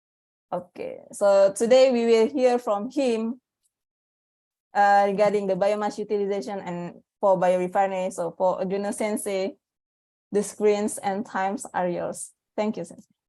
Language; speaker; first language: English; non-native, fluent; Indonesian